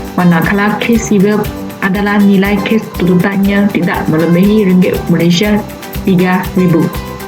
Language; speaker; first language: Malay; non-native, local second language; Chinese